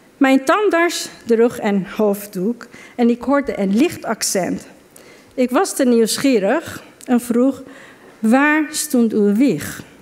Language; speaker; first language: Dutch; non-native, fluent; Persian